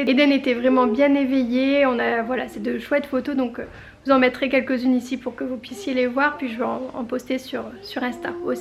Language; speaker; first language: French; native; French